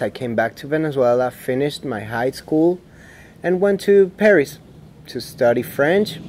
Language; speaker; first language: English; non-native, fluent; Spanish